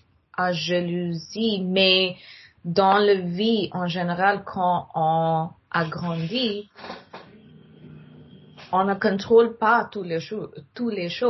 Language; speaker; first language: French; non-native, learner; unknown